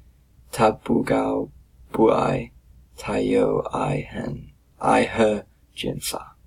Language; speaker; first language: Chinese; non-native, learner; English